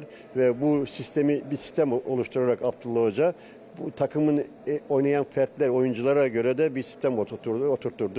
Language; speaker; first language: Turkish; native; Turkish